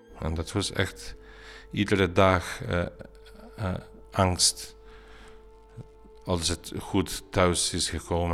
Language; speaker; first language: Dutch; non-native, learner; Bosnian